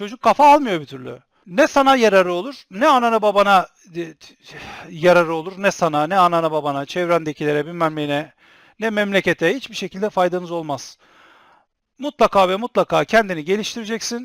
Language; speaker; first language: Turkish; native; Turkish